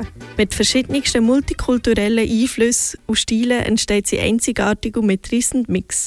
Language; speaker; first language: German; native; German